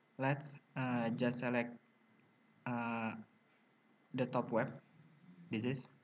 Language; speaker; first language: English; non-native, learner; Indonesian